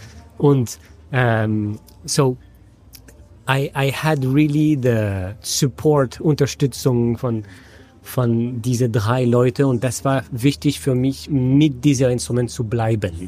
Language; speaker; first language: German; non-native, fluent; French